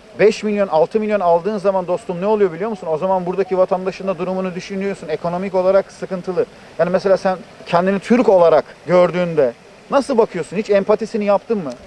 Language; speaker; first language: Turkish; native; Turkish